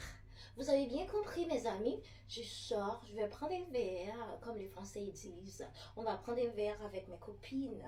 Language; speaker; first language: French; early bilingual, other home language; Haitian Creole